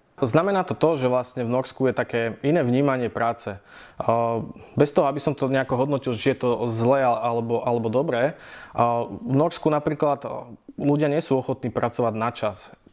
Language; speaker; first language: Slovak; native; Slovak